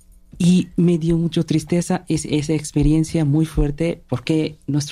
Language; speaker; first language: Spanish; non-native, learner; Bangla